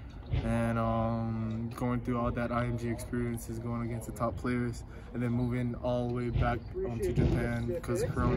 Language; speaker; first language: English; non-native, fluent; Japanese